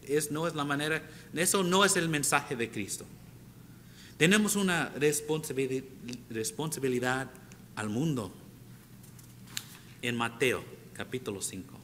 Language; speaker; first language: Spanish; non-native, fluent; English